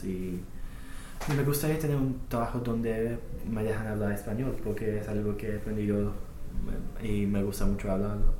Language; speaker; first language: Spanish; non-native, fluent; English